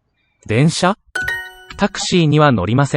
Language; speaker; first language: Japanese; non-native, learner; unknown